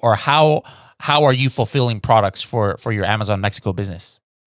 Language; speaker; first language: English; native; English